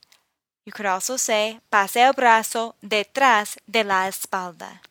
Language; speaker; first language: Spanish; non-native, fluent; English